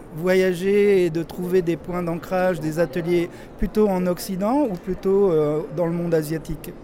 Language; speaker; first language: French; native; French